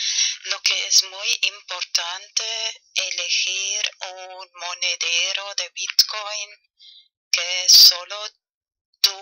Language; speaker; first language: Spanish; non-native, fluent; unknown